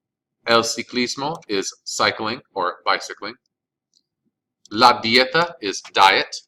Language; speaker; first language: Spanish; non-native, fluent; English